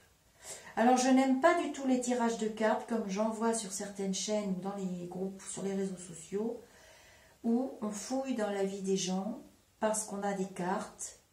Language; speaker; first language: French; native; French